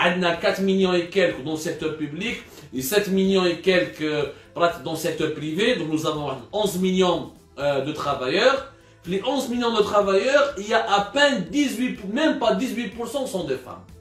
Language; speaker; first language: French; non-native, local second language; Arabic